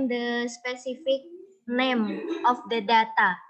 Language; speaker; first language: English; non-native, learner; Indonesian